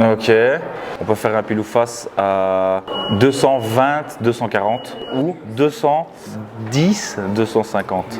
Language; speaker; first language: French; native; French